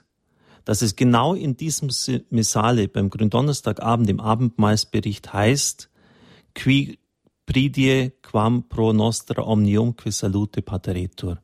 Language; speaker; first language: German; native; German